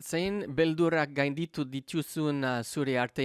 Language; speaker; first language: Basque; non-native, learner; English